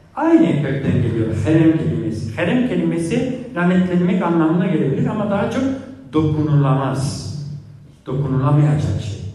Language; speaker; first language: Turkish; non-native, fluent; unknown